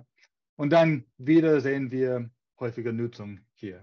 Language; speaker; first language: German; non-native, fluent; English